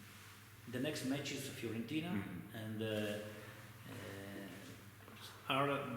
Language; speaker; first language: English; non-native, learner; Italian